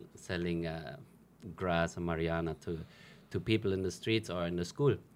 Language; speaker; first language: English; non-native, fluent; German